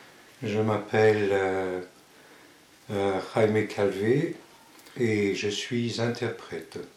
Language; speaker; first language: French; early bilingual, other home language; Spanish